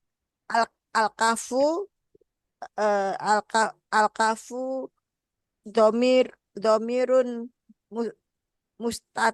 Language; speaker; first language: Arabic; non-native, learner; Indonesian